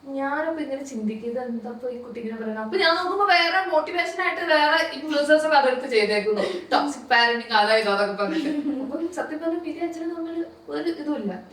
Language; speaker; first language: Malayalam; native; Malayalam